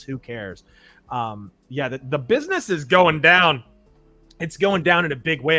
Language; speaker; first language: English; native; English